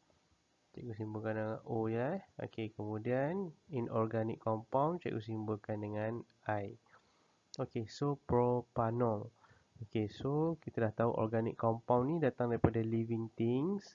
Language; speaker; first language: Malay; native; Malay